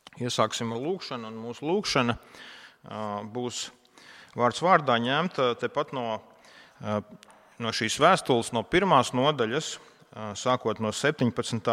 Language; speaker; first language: Latvian; non-native, local second language; Russian